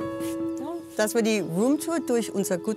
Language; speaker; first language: German; non-native, fluent; Danish